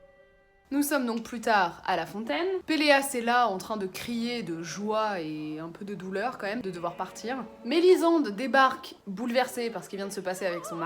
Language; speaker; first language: French; native; French